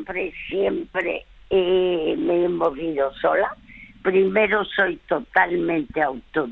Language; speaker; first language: Spanish; early bilingual, other home language; French